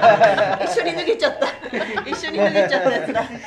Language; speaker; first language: Japanese; native; Japanese